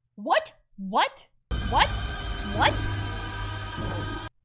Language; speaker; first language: English; native; English